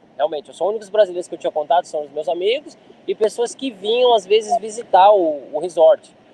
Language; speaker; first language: Portuguese; native; Portuguese